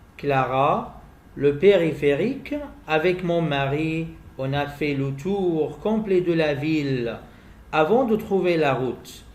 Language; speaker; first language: French; non-native, fluent; Arabic